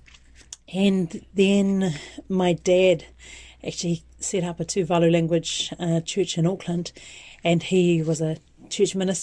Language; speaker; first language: English; native; English